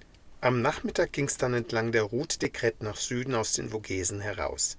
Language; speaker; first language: German; native; German